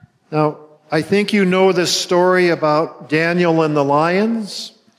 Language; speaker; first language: English; native; English